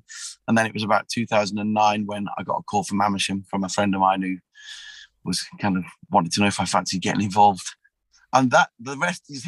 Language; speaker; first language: English; native; English